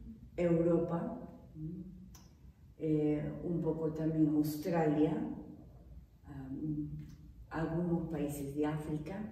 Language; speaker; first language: Portuguese; non-native, fluent; Spanish